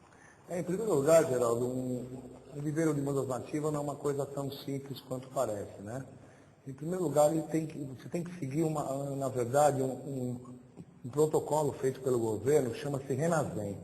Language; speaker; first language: Portuguese; native; Portuguese